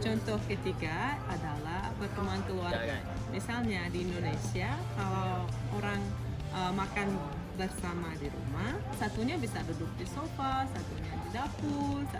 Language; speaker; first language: Indonesian; non-native, fluent; Russian